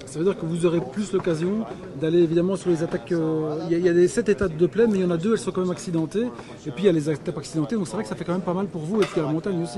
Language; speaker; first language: French; native; French